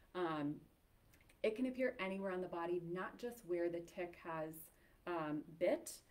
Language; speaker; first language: English; native; English